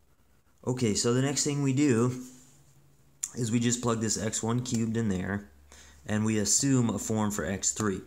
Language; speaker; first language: English; native; English